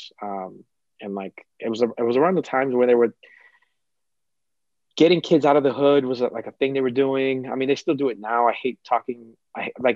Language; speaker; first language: English; early bilingual, other home language; Kabuverdianu